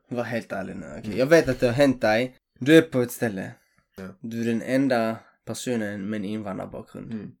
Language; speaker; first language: Swedish; early bilingual, other home language; Greek